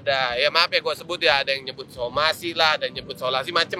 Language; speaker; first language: Indonesian; native; Indonesian